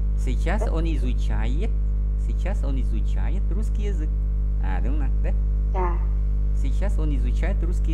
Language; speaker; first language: Russian; non-native, fluent; Vietnamese